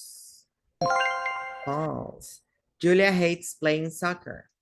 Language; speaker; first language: English; non-native, fluent; Spanish